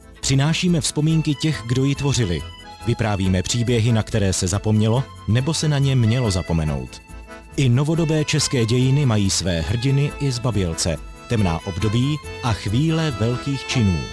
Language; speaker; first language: Czech; native; Czech